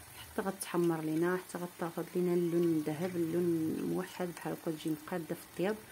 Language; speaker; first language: Arabic; native; Arabic